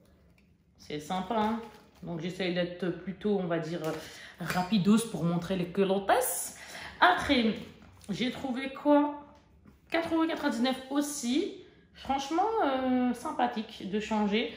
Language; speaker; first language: French; native; French